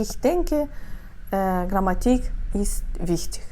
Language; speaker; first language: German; non-native, fluent; Ukrainian